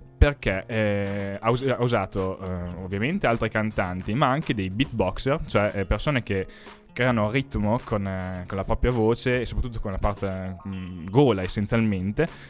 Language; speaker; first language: Italian; native; Italian